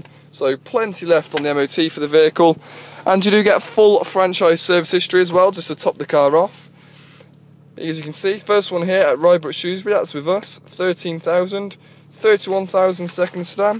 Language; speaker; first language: English; native; English